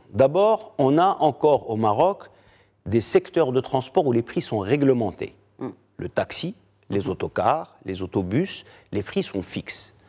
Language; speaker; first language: French; non-native, local second language; Arabic